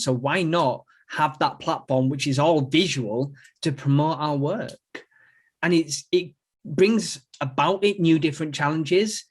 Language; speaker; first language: English; native; English